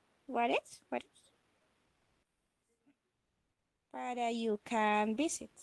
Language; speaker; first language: English; non-native, learner; Spanish